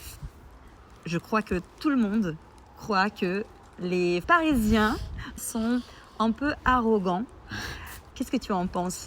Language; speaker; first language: French; non-native, fluent; Portuguese